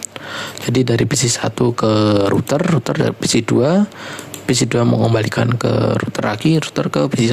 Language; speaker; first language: Indonesian; native; Indonesian